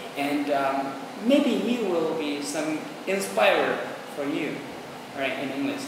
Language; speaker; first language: English; non-native, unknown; Vietnamese